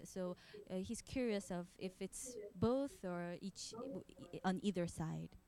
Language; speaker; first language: English; non-native, fluent; Korean